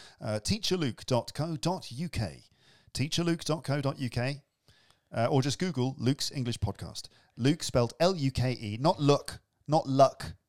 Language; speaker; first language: English; native; English